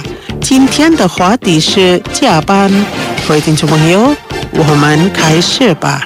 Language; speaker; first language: Chinese; non-native, local second language; Indonesian